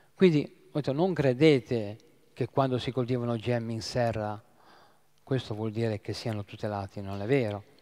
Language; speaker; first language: Italian; native; Italian